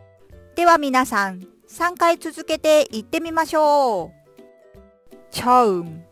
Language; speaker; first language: Japanese; non-native, fluent; Korean